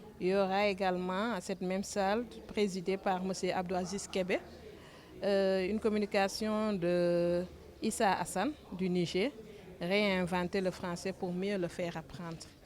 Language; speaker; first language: French; non-native, local second language; Wolof